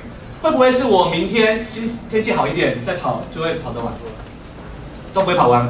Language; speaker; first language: Chinese; native; Chinese